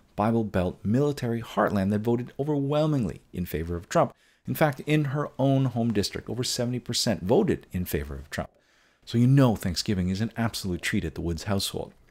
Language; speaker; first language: English; native; English